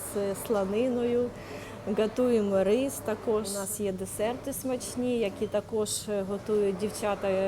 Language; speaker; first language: Ukrainian; native; Ukrainian